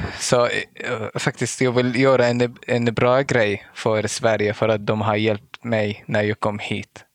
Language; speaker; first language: Swedish; non-native, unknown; Arabic